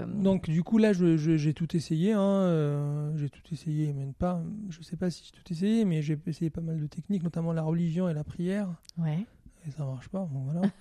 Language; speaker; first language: French; non-native, local second language; Arabic